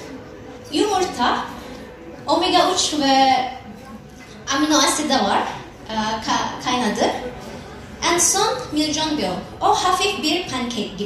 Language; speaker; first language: Turkish; non-native, learner; Indonesian